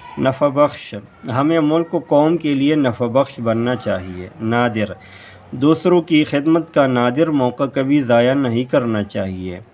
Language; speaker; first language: Urdu; non-native, local second language; Pashto